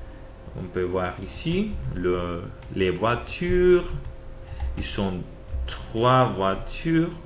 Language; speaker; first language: French; non-native, learner; Spanish